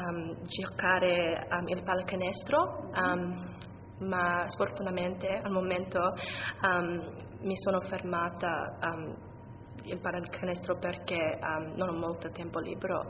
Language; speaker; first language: Italian; non-native, learner; English